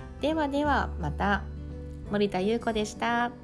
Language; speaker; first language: Japanese; native; Japanese